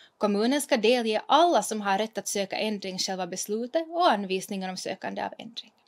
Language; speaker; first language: Swedish; native; Swedish